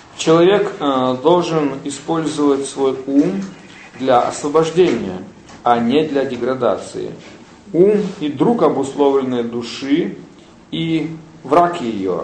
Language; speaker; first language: Russian; native; Russian